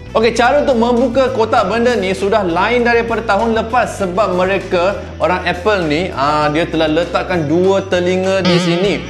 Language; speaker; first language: Malay; non-native, local second language; Cantonese